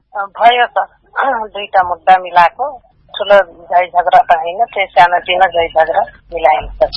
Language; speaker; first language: Nepali; non-native, local second language; Dangaura Tharu